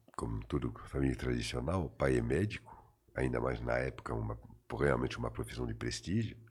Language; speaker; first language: Portuguese; non-native, fluent; French